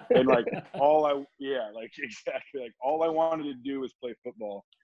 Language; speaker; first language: English; native; English